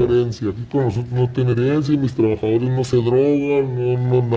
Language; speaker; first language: Spanish; native; Spanish